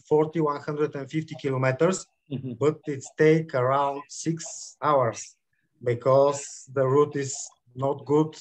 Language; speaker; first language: English; non-native, learner; Bulgarian